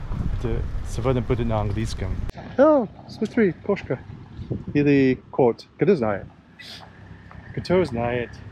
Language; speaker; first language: Russian; non-native, learner; English